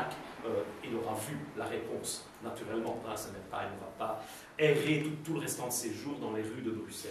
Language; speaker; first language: French; native; French